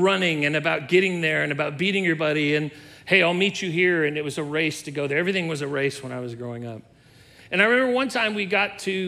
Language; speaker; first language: English; native; English